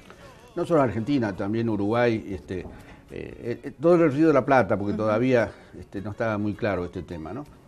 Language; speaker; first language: Spanish; native; Spanish